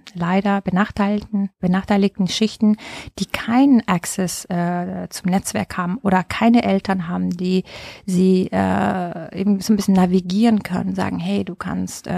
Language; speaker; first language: German; non-native, fluent; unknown